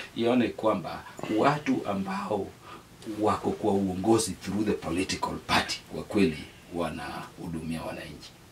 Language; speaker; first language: Swahili; non-native, local second language; Luo (Kenya and Tanzania)